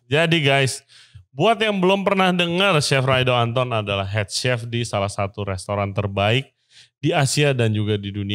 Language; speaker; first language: Indonesian; native; Indonesian